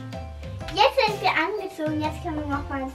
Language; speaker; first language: German; native; German